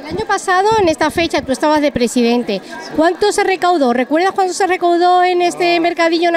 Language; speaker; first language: Spanish; native; Spanish